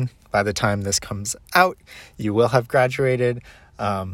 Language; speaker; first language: English; native; English